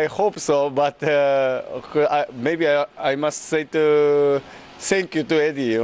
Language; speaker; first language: English; non-native, learner; Japanese